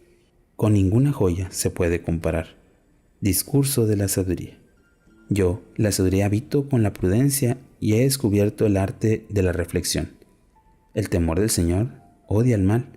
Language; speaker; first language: Spanish; native; Spanish